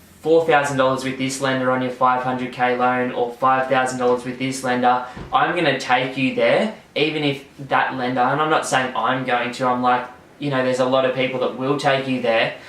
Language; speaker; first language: English; native; English